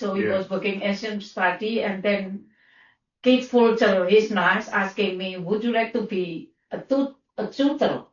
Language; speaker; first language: English; non-native, learner; Indonesian